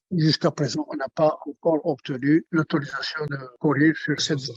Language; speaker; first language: French; non-native, local second language; Arabic